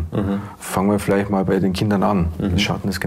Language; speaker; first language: German; native; German